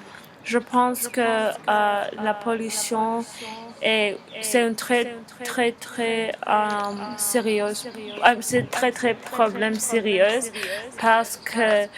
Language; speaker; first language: French; non-native, learner; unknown